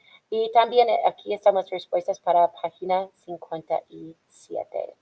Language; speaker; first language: Spanish; non-native, fluent; English